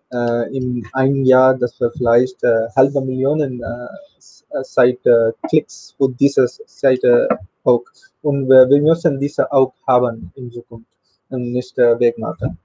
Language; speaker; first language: German; non-native, learner; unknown